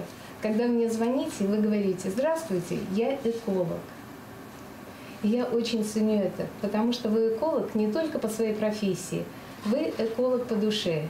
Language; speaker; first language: Russian; native; Russian